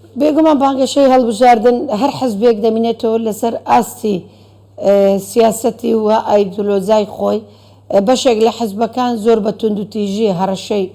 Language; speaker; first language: Central Kurdish; non-native, local second language; Azerbaijani